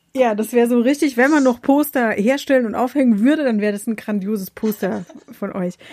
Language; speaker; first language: German; native; German